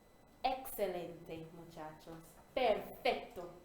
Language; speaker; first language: Spanish; non-native, fluent; English